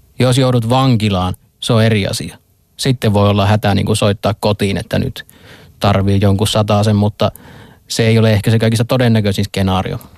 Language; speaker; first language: Finnish; native; Finnish